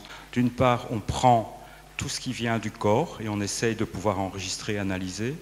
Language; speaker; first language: French; native; French